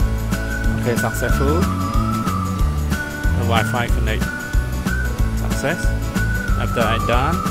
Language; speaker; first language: English; non-native, learner; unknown